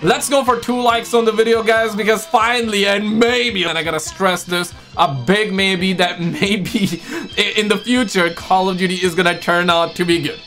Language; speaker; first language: English; native; English